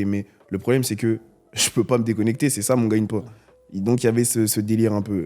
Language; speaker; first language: French; native; French